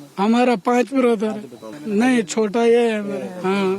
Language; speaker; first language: Hindi; non-native, local second language; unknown